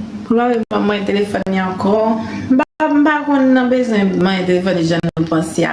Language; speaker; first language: French; non-native, learner; Haitian Creole